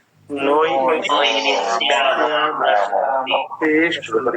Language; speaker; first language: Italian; non-native, learner; Bangla